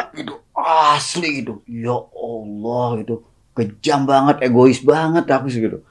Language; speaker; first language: Indonesian; non-native, local second language; Sundanese